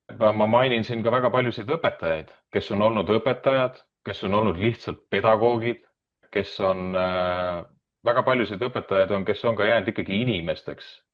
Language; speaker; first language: Estonian; native; Estonian